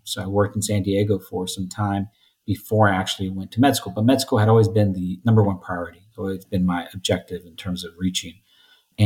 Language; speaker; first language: English; native; English